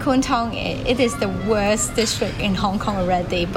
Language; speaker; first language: English; non-native, local second language; Cantonese